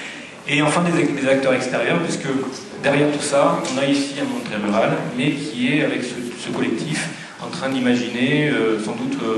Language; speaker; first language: French; native; French